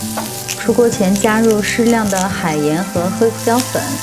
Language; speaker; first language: Chinese; native; Chinese